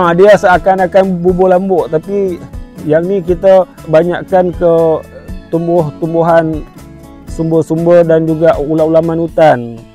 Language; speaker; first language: Malay; non-native, local second language; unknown